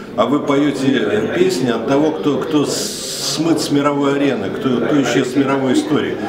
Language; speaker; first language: Russian; native; Russian